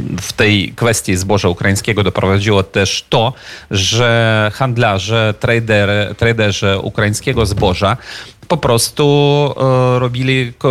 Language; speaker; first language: Polish; non-native, fluent; Ukrainian